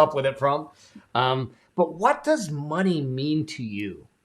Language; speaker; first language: English; native; English